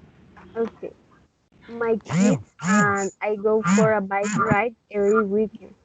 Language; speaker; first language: English; non-native, learner; Spanish